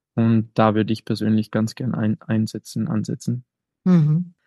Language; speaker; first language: German; native; German